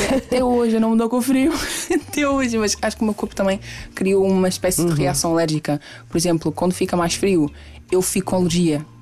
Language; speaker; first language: Portuguese; early bilingual, other home language; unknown